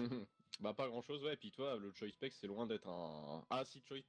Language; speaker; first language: French; native; French